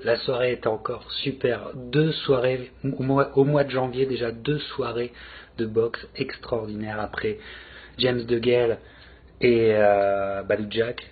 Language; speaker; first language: French; native; French